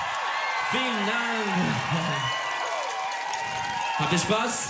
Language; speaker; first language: German; non-native, learner; Turkish